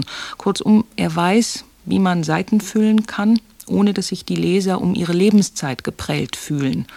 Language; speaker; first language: German; native; German